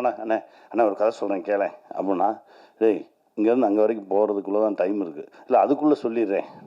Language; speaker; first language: Tamil; native; Tamil